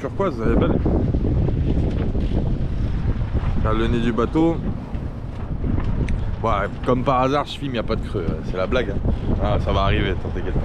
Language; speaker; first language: French; native; French